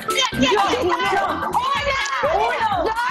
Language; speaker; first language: Spanish; native; Spanish